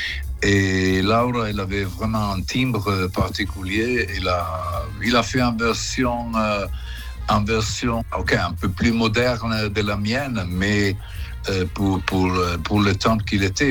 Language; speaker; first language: French; non-native, fluent; Italian